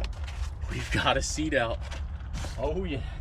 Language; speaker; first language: English; native; English